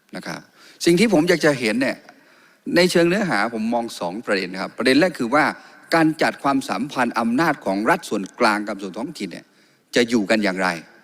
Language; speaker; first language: Thai; non-native, local second language; Karen languages